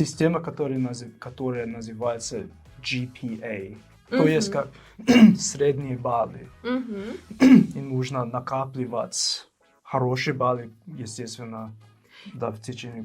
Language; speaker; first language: Russian; non-native, fluent; English